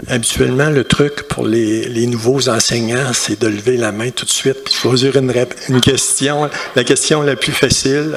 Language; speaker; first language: French; native; French